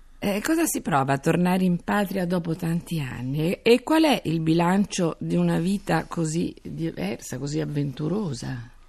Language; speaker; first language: Italian; native; Italian